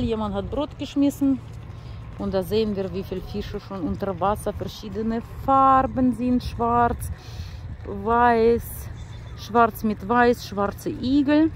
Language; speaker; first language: German; non-native, learner; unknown